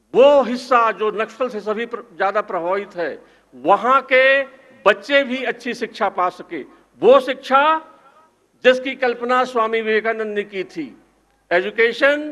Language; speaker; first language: Hindi; native; Hindi